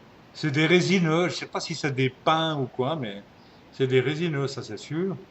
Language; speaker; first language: French; native; French